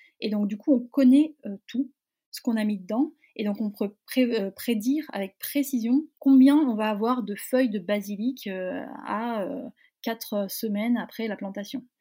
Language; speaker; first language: French; native; French